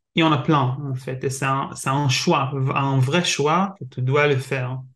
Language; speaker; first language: French; non-native, learner; Hebrew